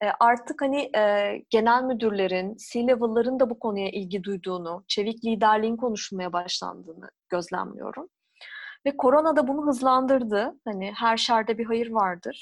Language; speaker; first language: Turkish; native; Turkish